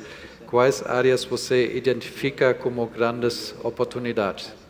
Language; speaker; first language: Portuguese; non-native, fluent; German